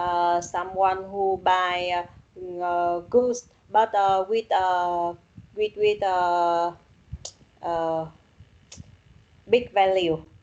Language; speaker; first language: English; non-native, learner; Vietnamese